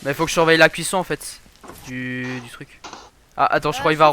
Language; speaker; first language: French; native; French